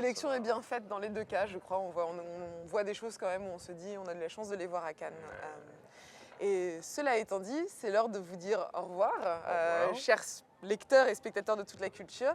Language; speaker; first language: French; native; French